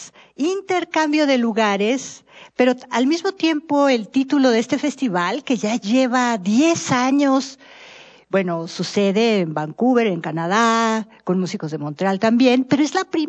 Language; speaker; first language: Spanish; native; Spanish